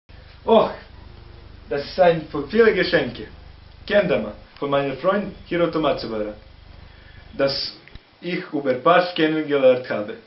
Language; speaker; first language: German; non-native, learner; Serbian